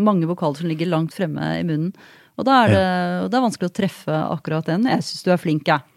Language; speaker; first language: Norwegian; native; Norwegian